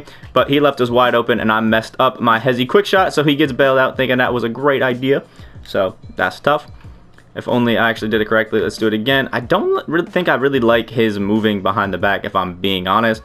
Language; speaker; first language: English; native; English